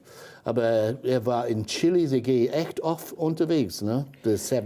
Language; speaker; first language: German; non-native, fluent; English